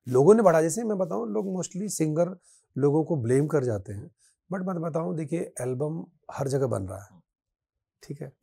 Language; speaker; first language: Hindi; native; Hindi